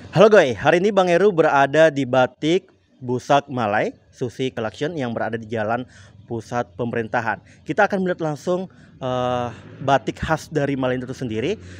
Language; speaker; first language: Indonesian; native; Indonesian